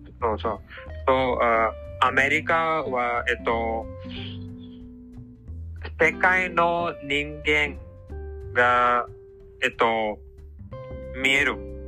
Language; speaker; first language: Japanese; non-native, learner; English